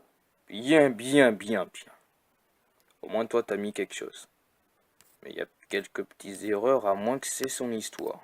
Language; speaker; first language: French; native; French